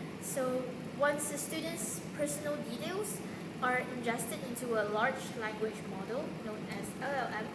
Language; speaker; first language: English; non-native, local second language; Malay